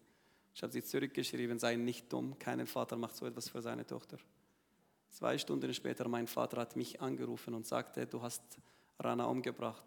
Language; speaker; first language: German; non-native, learner; Arabic